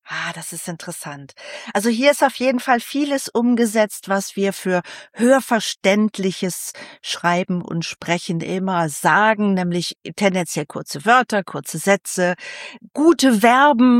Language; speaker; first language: German; native; German